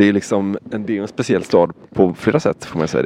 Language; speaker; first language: Swedish; native; Swedish